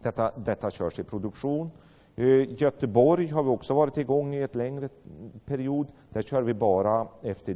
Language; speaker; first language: Swedish; native; Swedish